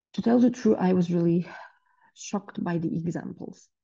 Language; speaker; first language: English; non-native, fluent; Polish